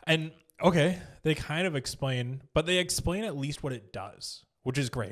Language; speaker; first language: English; native; English